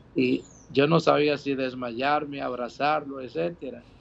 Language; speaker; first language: Spanish; native; Spanish